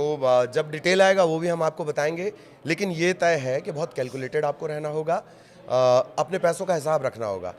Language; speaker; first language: Hindi; native; Hindi